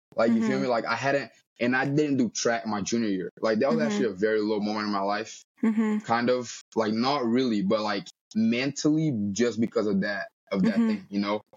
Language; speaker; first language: English; early bilingual, other home language; Portuguese